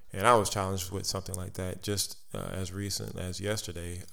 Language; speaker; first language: English; native; English